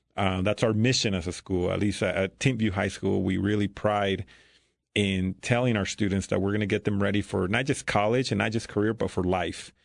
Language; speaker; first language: English; early bilingual, other home language; Spanish